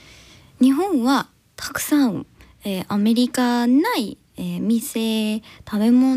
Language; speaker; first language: Japanese; non-native, learner; English